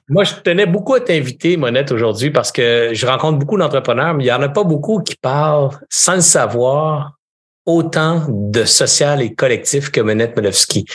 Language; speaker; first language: French; native; French